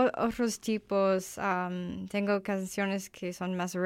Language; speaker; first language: Spanish; non-native, learner; English